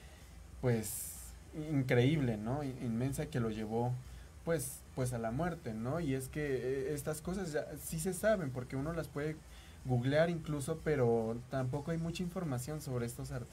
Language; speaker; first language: Spanish; native; Spanish